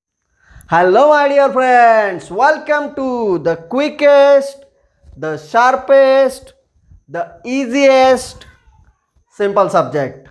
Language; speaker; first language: English; non-native, local second language; Marathi